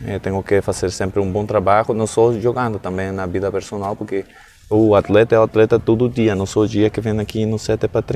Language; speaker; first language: Portuguese; non-native, learner; Spanish